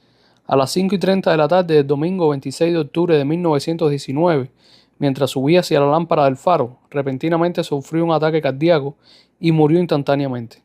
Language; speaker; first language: Spanish; native; Spanish